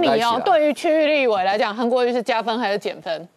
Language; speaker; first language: Chinese; native; Chinese